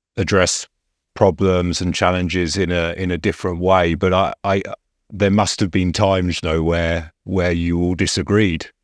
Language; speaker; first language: English; native; English